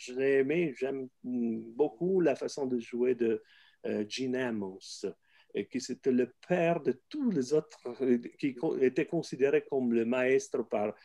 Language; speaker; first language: French; non-native, fluent; Italian